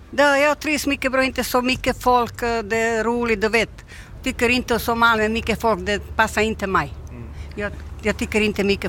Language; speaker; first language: Swedish; non-native, learner; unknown